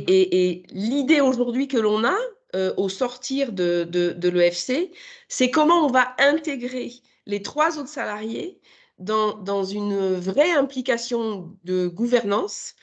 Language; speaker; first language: French; native; French